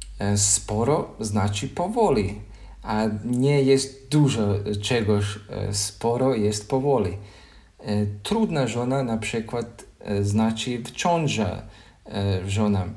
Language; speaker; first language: Polish; non-native, learner; Croatian